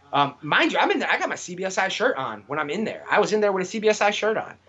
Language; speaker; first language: English; native; English